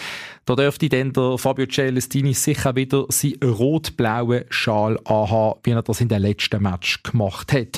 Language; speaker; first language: German; native; German